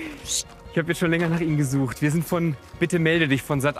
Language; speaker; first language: German; native; German